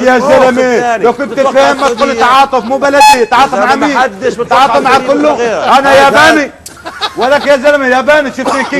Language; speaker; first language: Arabic; native; Arabic